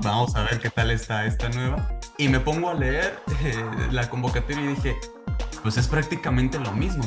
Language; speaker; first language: Spanish; native; Spanish